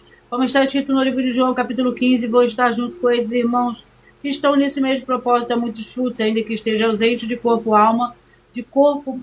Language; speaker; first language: Portuguese; native; Portuguese